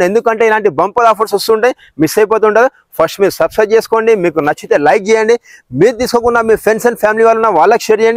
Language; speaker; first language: Telugu; native; Telugu